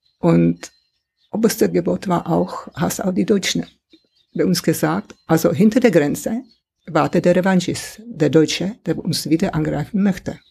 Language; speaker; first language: German; non-native, fluent; Czech